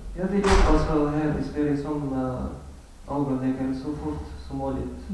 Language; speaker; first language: Swedish; non-native, learner; Arabic